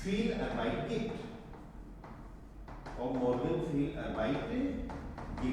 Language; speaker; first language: German; non-native, fluent; Hindi